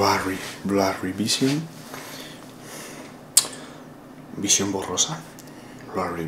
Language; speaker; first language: English; non-native, learner; Spanish